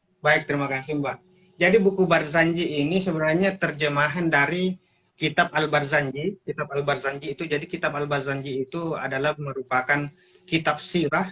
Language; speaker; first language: Indonesian; non-native, local second language; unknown